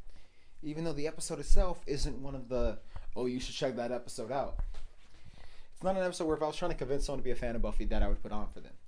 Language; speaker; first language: English; native; English